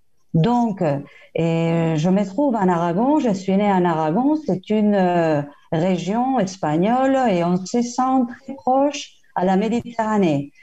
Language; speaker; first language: French; non-native, fluent; Spanish